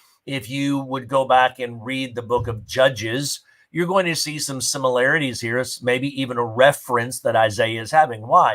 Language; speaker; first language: English; native; English